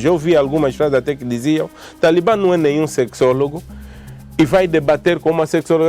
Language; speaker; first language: Portuguese; native; Portuguese